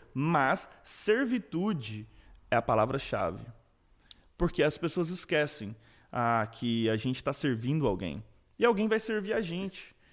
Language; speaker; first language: Portuguese; native; Portuguese